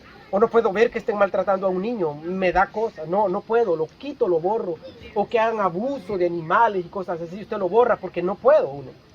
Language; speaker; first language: Spanish; native; Spanish